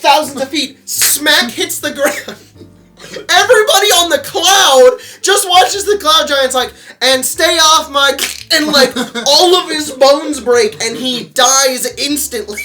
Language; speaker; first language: English; native; English